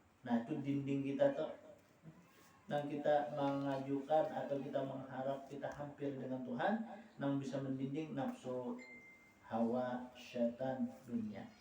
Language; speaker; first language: Indonesian; non-native, local second language; Banjar